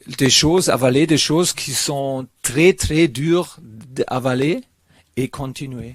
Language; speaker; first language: French; non-native, learner; German